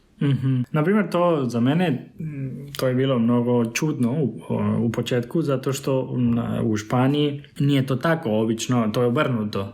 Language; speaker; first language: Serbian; non-native, fluent; Spanish